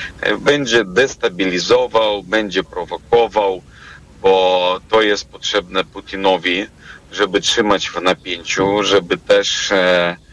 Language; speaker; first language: Polish; non-native, fluent; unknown